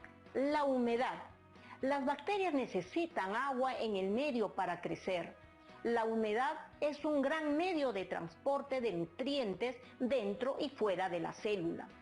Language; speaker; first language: Spanish; native; Spanish